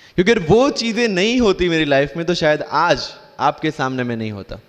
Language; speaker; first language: Hindi; non-native, local second language; Gujarati